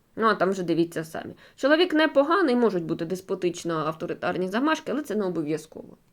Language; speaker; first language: Ukrainian; non-native, local second language; Russian